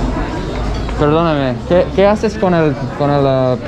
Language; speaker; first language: Spanish; non-native, learner; English